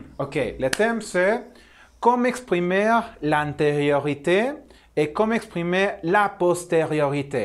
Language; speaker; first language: French; non-native, learner; Spanish